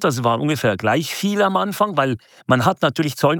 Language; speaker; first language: German; native; German